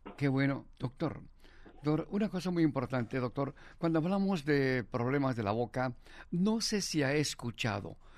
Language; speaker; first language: Spanish; native; Spanish